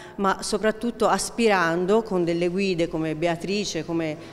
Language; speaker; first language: Italian; native; Italian